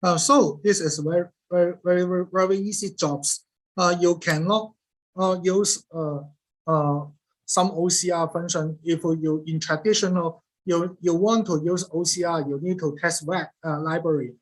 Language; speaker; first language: English; non-native, learner; Cantonese